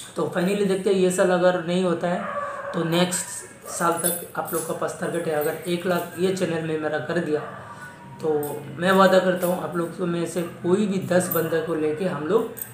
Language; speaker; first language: Hindi; non-native, local second language; Assamese